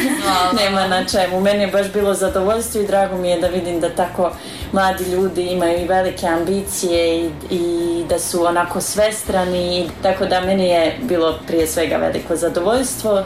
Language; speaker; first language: Serbian; native; Serbian